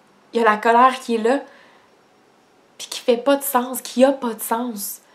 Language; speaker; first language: French; native; French